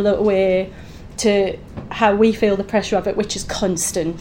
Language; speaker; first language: English; native; English